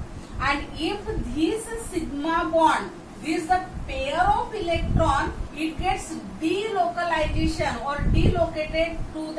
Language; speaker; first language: English; non-native, local second language; Marathi